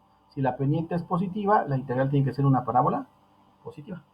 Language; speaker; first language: Spanish; native; Spanish